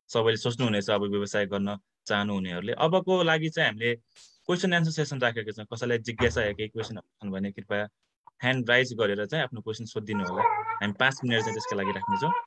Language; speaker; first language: Nepali; native; Nepali